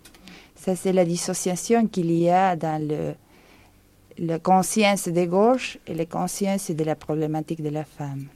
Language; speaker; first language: French; non-native, fluent; Spanish